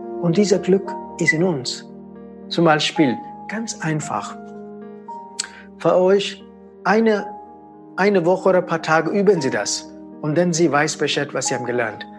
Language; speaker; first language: German; non-native, fluent; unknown